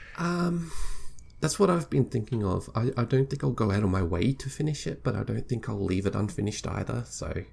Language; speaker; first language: English; native; English